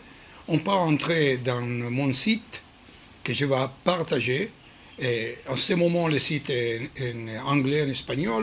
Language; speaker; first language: French; non-native, learner; Hebrew